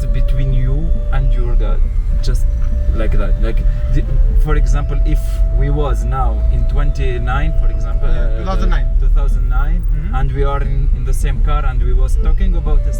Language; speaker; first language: English; non-native, learner; Arabic